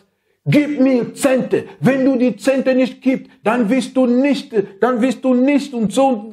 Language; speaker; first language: German; non-native, fluent; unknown